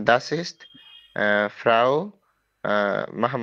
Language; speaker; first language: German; non-native, learner; Bangla